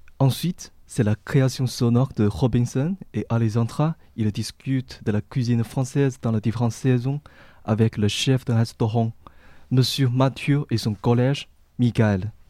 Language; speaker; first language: French; non-native, learner; Chinese